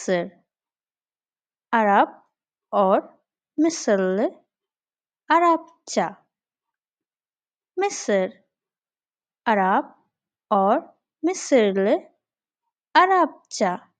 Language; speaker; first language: Turkish; non-native, fluent; Bangla